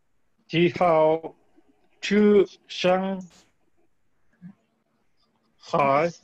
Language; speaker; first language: Chinese; non-native, learner; Indonesian